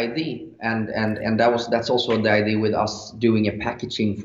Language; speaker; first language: English; non-native, fluent; Swedish